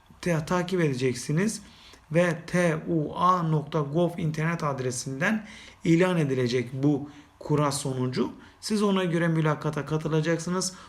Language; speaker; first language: Turkish; native; Turkish